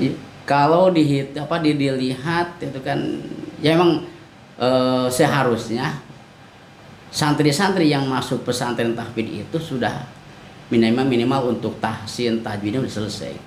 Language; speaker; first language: Indonesian; non-native, local second language; Sundanese